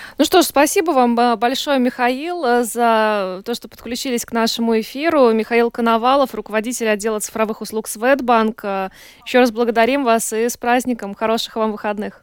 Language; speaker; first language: Russian; native; Russian